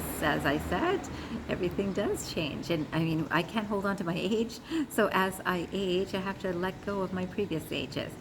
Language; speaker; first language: English; native; English